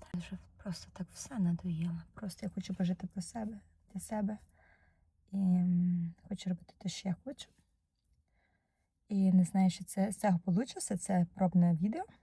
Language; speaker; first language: Ukrainian; native; Ukrainian